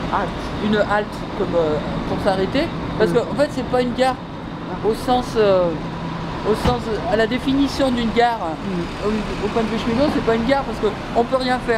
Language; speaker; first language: French; native; French